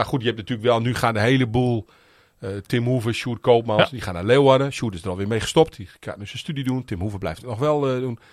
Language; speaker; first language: Dutch; native; Dutch